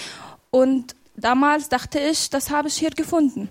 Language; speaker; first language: German; non-native, fluent; Arabic